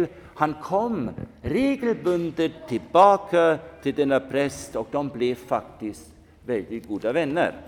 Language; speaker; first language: Swedish; non-native, fluent; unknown